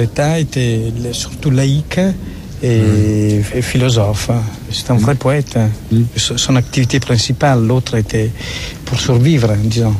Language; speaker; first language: French; non-native, fluent; Italian